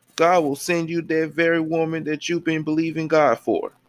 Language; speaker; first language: English; native; English